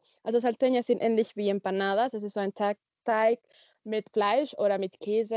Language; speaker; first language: German; non-native, learner; Spanish